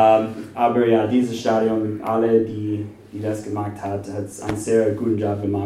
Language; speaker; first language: German; non-native, fluent; English